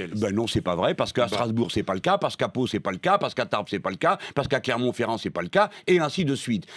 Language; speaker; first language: French; native; French